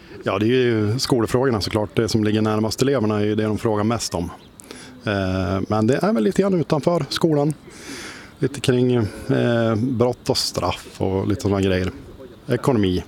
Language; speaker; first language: Swedish; native; Swedish